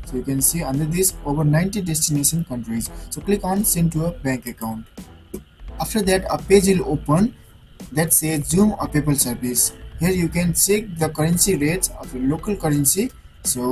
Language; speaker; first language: English; non-native, local second language; Nepali